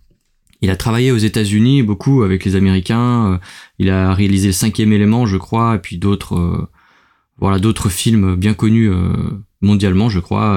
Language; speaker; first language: French; native; French